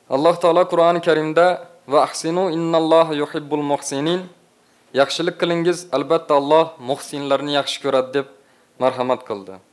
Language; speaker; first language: Uzbek; native; Uzbek